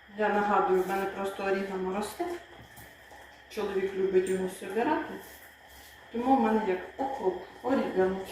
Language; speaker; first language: Ukrainian; native; Ukrainian